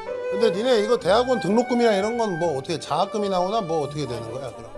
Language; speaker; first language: Korean; native; Korean